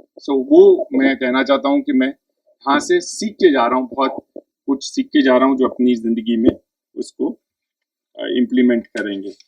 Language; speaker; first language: Hindi; native; Hindi